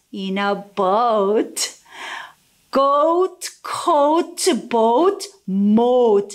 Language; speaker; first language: English; non-native, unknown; Korean